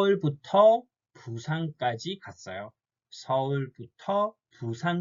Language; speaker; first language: Korean; non-native, fluent; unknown